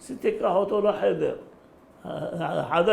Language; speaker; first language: Hebrew; early bilingual, other home language; Arabic